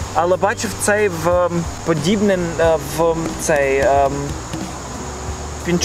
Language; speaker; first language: Ukrainian; non-native, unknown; English